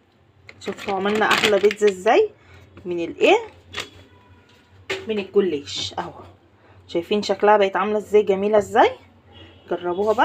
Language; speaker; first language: Arabic; native; Arabic